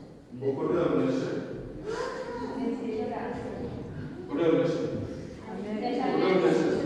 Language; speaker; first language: Lithuanian; non-native, learner; Igbo